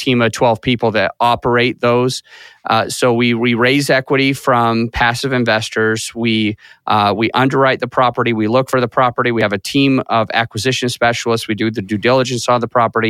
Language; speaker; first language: English; native; English